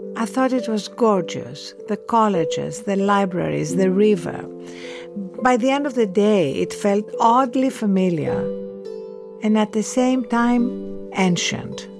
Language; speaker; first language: English; non-native, fluent; Greek